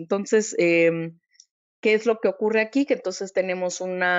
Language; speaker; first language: Spanish; native; Spanish